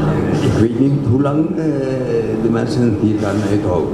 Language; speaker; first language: Dutch; non-native, local second language; Papiamento